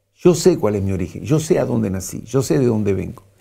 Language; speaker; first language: Spanish; native; Spanish